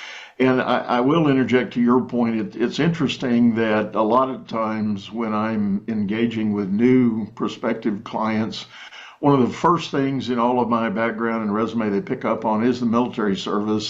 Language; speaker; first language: English; native; English